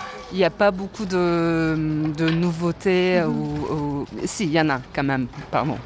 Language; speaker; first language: French; non-native, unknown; Turkish